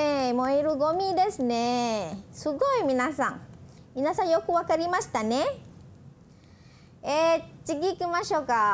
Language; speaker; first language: Japanese; non-native, fluent; Malay